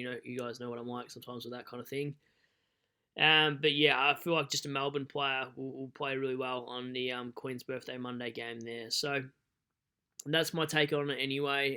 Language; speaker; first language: English; native; English